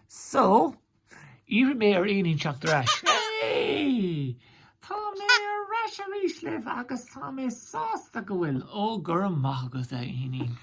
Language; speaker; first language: Irish; non-native, local second language; English